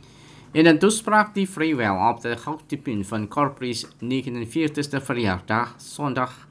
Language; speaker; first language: Dutch; non-native, fluent; Indonesian